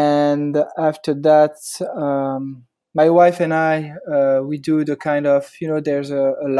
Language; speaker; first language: English; non-native, fluent; French